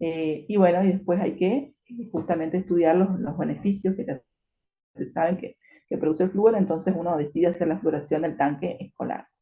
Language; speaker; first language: Spanish; native; Spanish